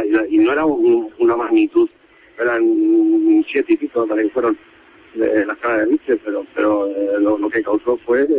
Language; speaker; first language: Spanish; native; Spanish